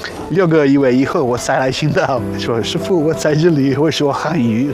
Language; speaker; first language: Chinese; non-native, learner; Italian